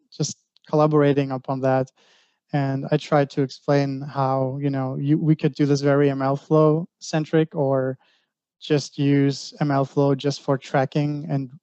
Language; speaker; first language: English; non-native, fluent; Greek